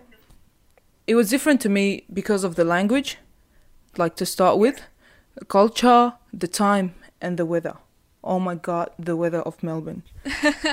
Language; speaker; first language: English; non-native, fluent; Arabic